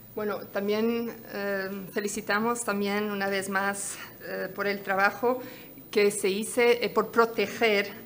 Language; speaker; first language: Spanish; non-native, fluent; Portuguese